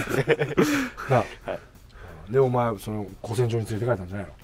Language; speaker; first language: Japanese; native; Japanese